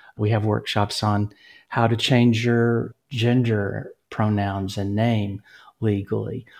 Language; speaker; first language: English; native; English